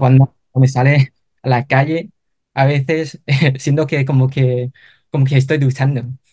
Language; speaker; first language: Spanish; non-native, fluent; Cantonese